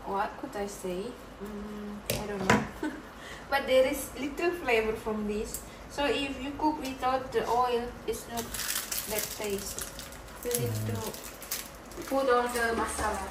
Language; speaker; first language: English; non-native, learner; Indonesian